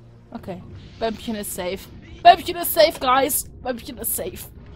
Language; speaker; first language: German; native; German